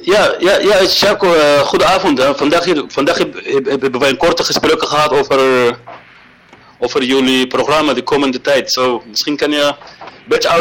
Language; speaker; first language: Dutch; non-native, learner; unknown